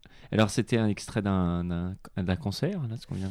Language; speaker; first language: French; native; French